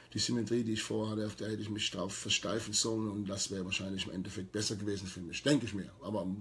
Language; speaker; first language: German; native; German